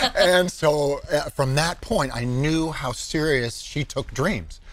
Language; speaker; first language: English; native; English